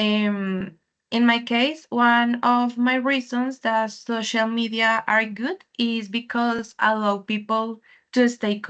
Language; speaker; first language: English; non-native, learner; Spanish